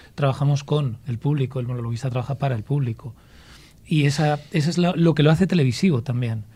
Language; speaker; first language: Spanish; native; Spanish